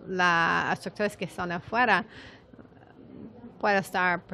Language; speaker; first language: Spanish; non-native, fluent; English